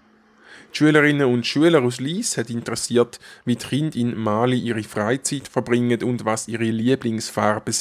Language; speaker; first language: German; native; German